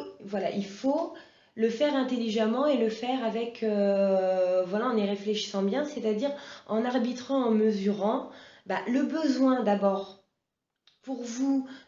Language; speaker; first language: French; native; French